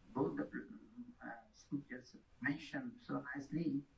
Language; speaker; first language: English; non-native, local second language; Bangla